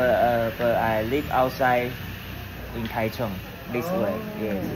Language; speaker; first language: English; non-native, learner; Chinese